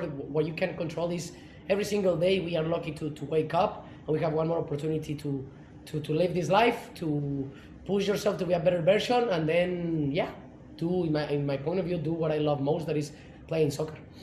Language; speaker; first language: English; non-native, fluent; Spanish